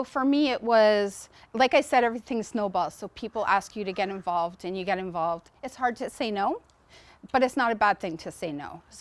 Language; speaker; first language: English; native; English